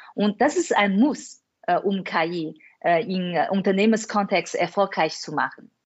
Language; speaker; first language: German; non-native, fluent; Chinese